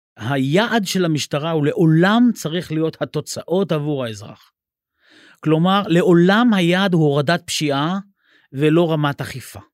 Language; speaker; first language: Hebrew; native; Hebrew